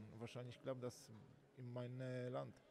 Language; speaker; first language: German; non-native, fluent; Polish